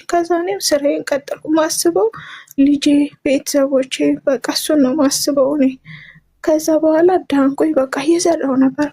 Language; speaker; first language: Amharic; native; Amharic